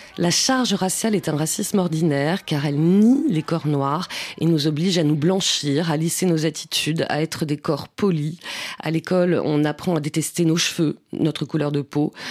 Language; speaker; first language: French; native; French